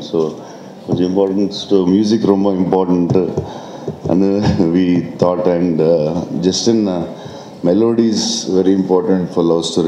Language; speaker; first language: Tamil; non-native, local second language; Telugu